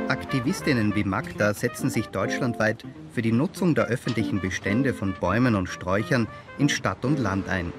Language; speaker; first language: German; native; German